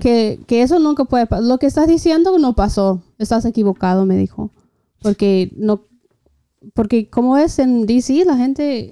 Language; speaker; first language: Spanish; non-native, fluent; English